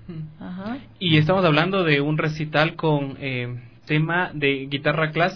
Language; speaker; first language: Spanish; native; Spanish